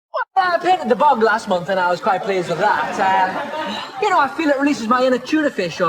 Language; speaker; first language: English; native; English